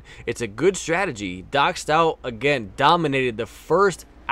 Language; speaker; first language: English; native; English